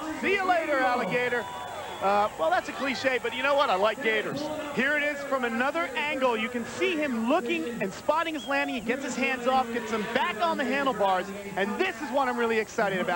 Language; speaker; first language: English; native; English